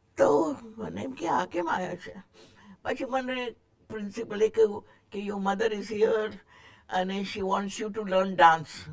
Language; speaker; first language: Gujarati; non-native, local second language; Marathi